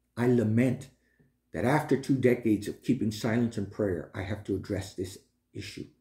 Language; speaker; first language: English; early bilingual, other home language; Spanish